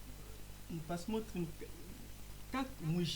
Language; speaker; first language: Russian; non-native, learner; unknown